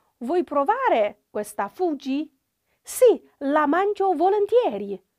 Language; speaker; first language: Italian; non-native, fluent; Chinese